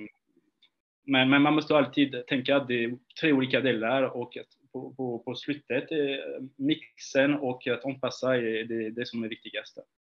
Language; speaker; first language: Swedish; non-native, fluent; French